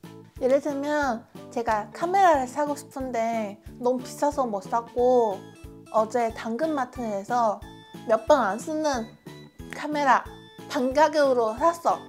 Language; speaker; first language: Korean; non-native, fluent; Chinese